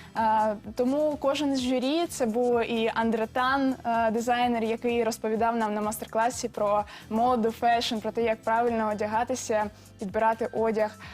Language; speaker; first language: Ukrainian; native; Ukrainian